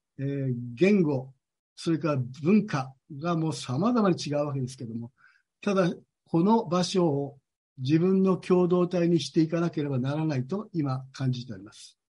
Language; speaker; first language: Japanese; native; Japanese